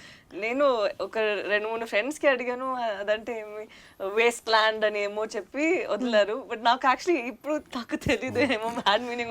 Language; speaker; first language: Telugu; non-native, local second language; Tamil